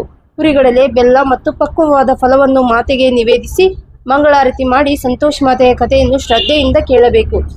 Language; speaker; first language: Kannada; native; Kannada